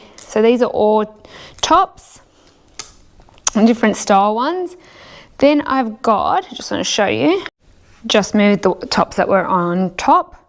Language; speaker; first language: English; native; English